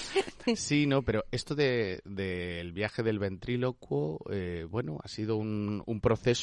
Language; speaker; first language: Spanish; native; Spanish